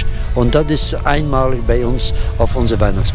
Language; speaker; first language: German; non-native, fluent; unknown